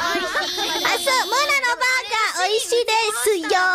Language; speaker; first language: Japanese; non-native, learner; Indonesian